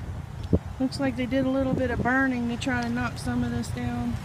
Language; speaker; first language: English; native; English